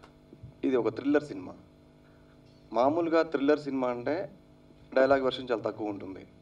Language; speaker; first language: Telugu; native; Telugu